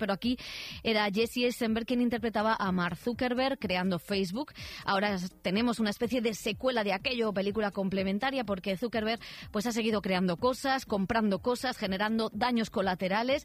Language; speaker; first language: Spanish; native; Spanish